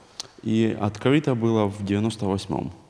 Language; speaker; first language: Polish; non-native, learner; Russian